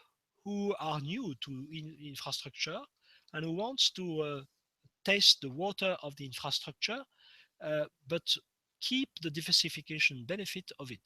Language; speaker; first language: English; non-native, fluent; French